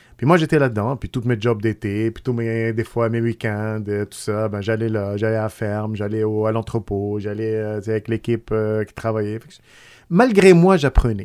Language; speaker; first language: French; non-native, local second language; Arabic